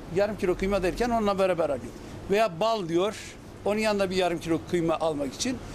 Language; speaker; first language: Turkish; native; Turkish